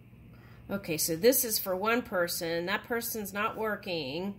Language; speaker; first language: English; native; English